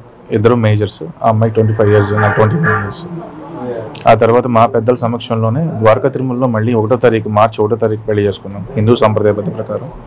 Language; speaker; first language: Telugu; native; Telugu